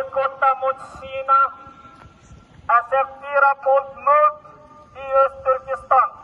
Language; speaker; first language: Swedish; non-native, learner; Uyghur